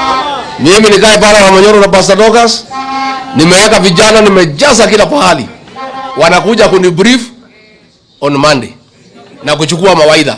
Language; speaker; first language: Swahili; non-native, local second language; Kikuyu